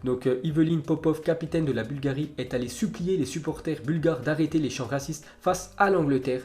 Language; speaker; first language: French; native; French